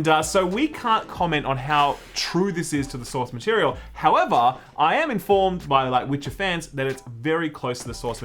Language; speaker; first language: English; native; English